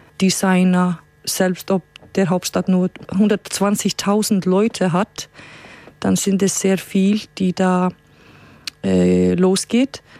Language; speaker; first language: German; non-native, fluent; Icelandic